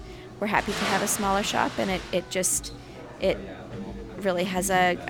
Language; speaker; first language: English; native; English